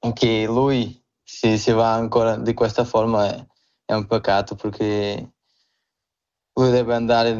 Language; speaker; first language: Italian; non-native, learner; Portuguese